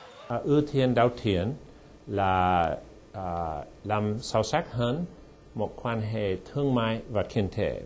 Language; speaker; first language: Vietnamese; non-native, fluent; English